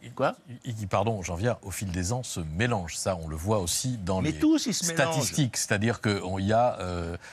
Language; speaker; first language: French; native; French